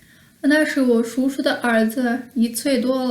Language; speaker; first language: Chinese; non-native, fluent; Kyrgyz